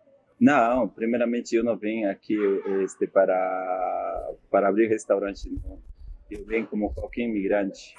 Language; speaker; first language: Portuguese; non-native, fluent; Spanish